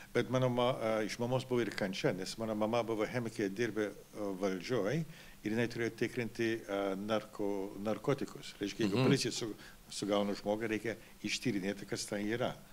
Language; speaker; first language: Lithuanian; early bilingual, heritage; Lithuanian